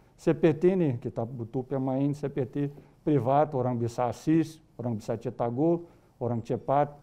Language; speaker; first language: Indonesian; non-native, fluent; Portuguese